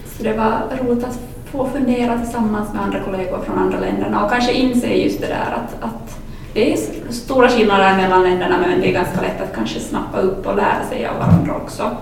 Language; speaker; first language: Swedish; native; Swedish